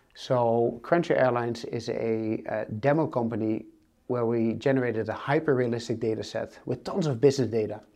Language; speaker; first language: English; non-native, fluent; Dutch